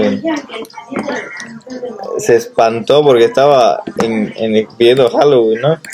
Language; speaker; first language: Spanish; native; Spanish